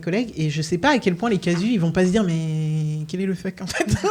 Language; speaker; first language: French; native; French